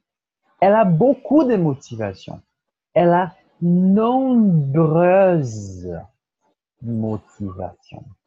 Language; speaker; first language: French; non-native, fluent; Portuguese